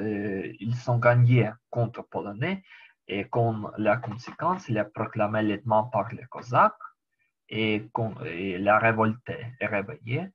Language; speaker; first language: French; non-native, learner; Ukrainian